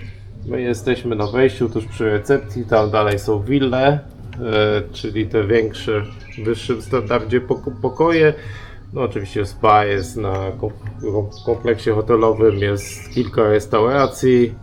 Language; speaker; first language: Polish; native; Polish